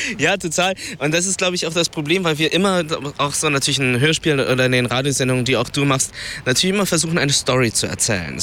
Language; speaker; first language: German; early bilingual, other home language; Vietnamese